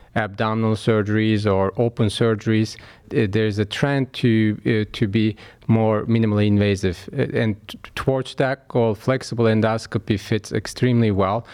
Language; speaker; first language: English; non-native, fluent; Turkish